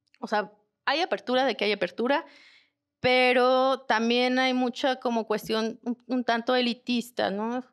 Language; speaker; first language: Spanish; native; Spanish